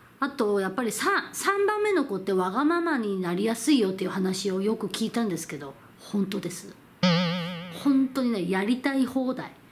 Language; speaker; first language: Japanese; non-native, fluent; Korean